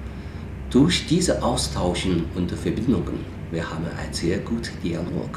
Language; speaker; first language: German; non-native, fluent; Chinese